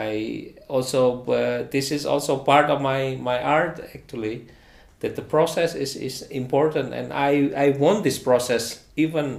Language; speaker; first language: English; non-native, fluent; Indonesian